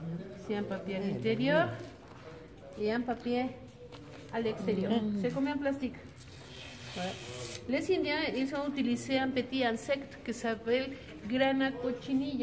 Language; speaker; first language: French; non-native, learner; Spanish